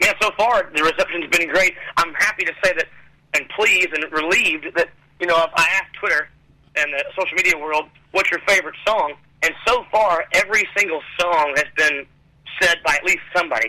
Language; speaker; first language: English; native; English